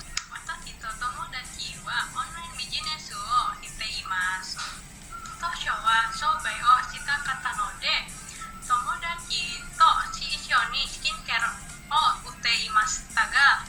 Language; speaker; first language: Japanese; non-native, learner; Indonesian